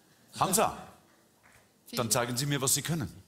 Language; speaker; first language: German; native; German